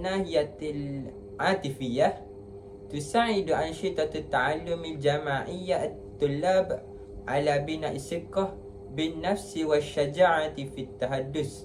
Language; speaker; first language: Arabic; non-native, learner; Malay